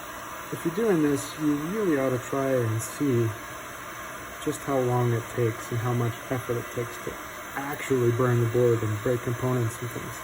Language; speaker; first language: English; native; English